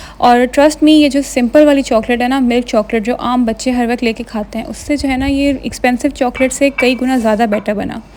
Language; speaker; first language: Urdu; native; Urdu